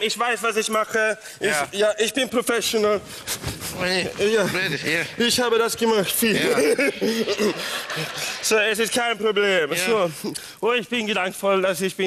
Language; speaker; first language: German; non-native, learner; Swedish